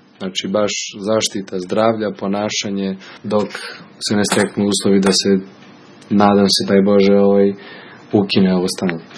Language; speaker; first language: Serbian; native; Serbian